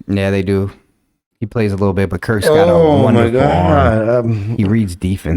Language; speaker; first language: English; native; English